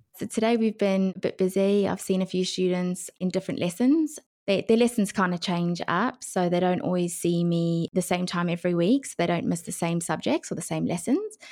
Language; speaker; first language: English; native; English